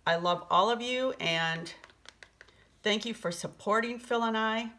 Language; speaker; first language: English; native; English